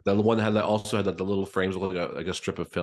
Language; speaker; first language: English; native; English